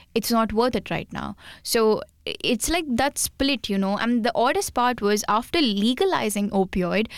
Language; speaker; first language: English; non-native, local second language; Hindi